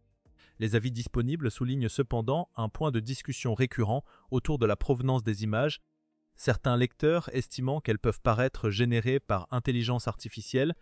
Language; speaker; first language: French; native; French